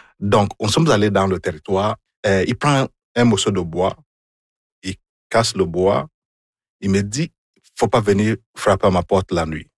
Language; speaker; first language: French; non-native, fluent; Igbo